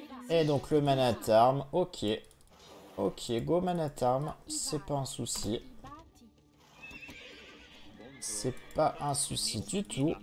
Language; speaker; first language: French; native; French